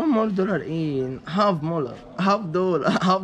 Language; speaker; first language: English; non-native, learner; Arabic